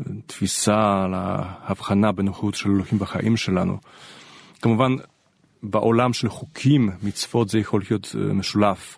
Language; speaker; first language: Hebrew; non-native, fluent; Polish